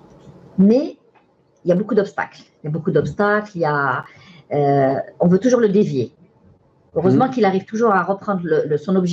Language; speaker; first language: French; non-native, local second language; Arabic